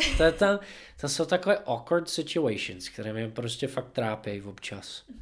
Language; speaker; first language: Czech; non-native, fluent; English